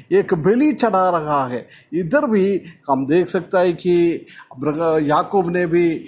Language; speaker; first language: Hindi; non-native, local second language; Malayalam